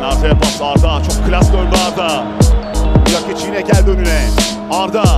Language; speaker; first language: Turkish; native; Turkish